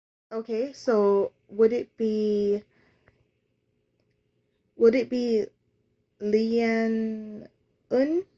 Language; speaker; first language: English; native; English